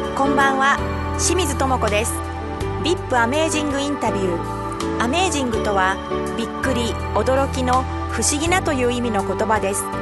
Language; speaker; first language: Japanese; native; Japanese